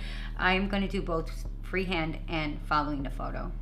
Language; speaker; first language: English; native; English